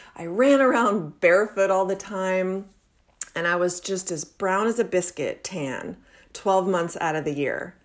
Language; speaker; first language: English; native; English